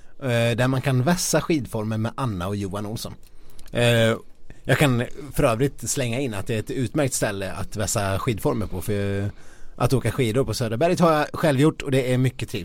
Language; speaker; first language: Swedish; native; Swedish